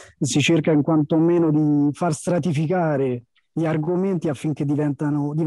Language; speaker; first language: Italian; native; Italian